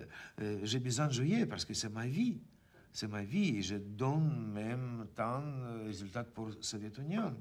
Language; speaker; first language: French; non-native, learner; Russian